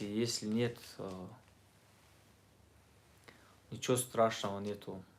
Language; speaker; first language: Russian; non-native, learner; Tajik